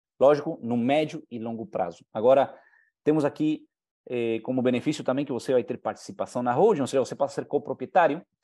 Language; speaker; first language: Portuguese; non-native, fluent; Spanish